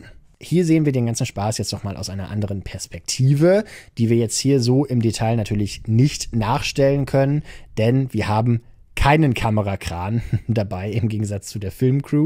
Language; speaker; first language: German; native; German